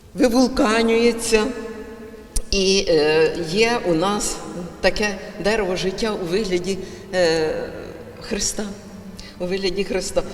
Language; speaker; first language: Ukrainian; native; Ukrainian